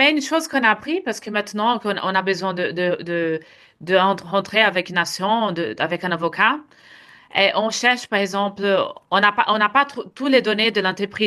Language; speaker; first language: French; non-native, fluent; Portuguese